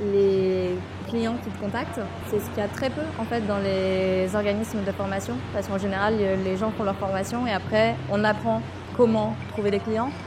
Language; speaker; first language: French; native; French